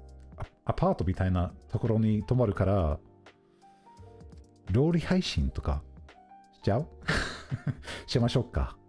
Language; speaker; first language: Japanese; non-native, fluent; English